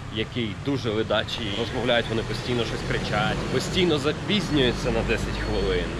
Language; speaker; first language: Ukrainian; native; Ukrainian